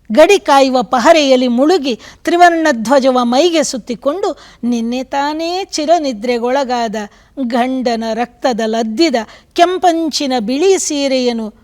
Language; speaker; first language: Kannada; native; Kannada